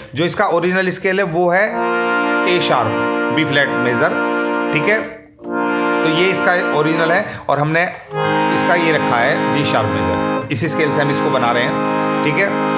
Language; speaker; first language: Hindi; native; Hindi